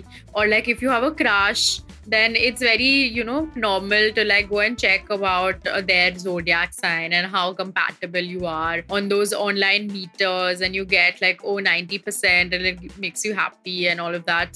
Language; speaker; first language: English; non-native, local second language; Hindi